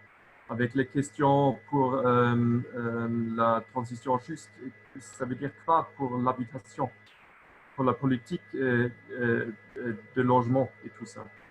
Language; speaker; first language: French; non-native, local second language; German